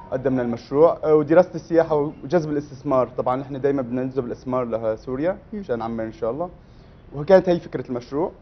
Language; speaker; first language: Arabic; native; Arabic